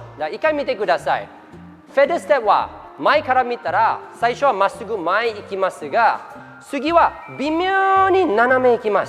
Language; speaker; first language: Japanese; non-native, fluent; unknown